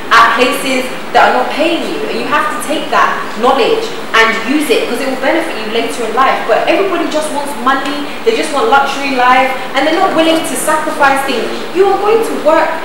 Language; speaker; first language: English; native; English